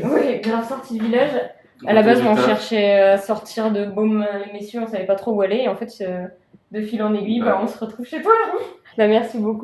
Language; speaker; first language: French; native; French